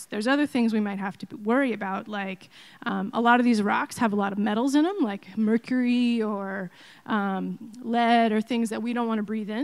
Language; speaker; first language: English; native; English